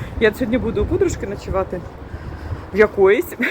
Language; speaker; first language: Ukrainian; native; Ukrainian